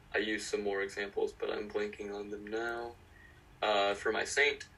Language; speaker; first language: English; native; English